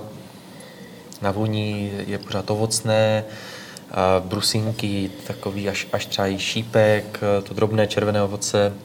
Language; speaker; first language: Czech; native; Czech